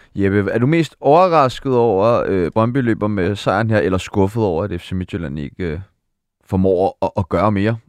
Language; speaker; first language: Danish; native; Danish